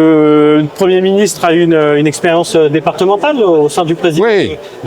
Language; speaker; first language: French; native; French